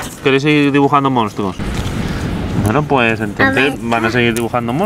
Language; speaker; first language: Spanish; native; Spanish